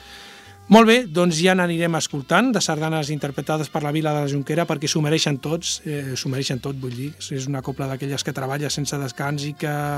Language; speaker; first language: Catalan; native; Catalan